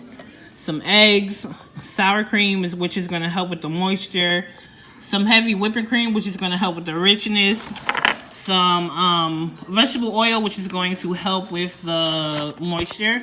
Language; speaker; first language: English; native; English